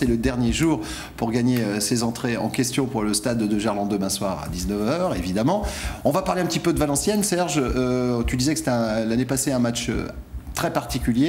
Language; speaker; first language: French; native; French